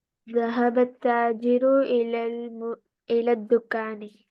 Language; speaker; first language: Arabic; non-native, learner; Urdu